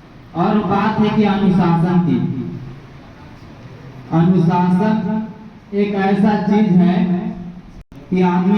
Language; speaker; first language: Hindi; native; Hindi